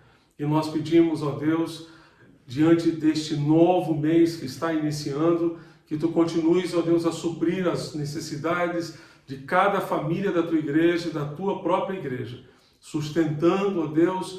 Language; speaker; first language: Portuguese; native; Portuguese